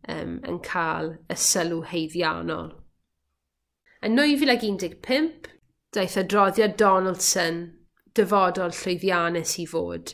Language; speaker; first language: Welsh; native; Welsh